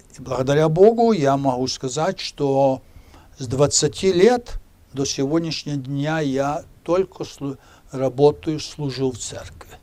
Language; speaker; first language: Russian; early bilingual, heritage; Spanish